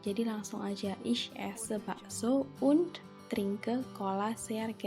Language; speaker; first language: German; non-native, fluent; Indonesian